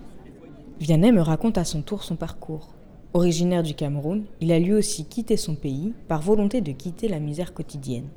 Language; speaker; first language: French; native; French